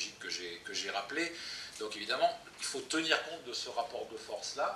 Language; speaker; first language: French; native; French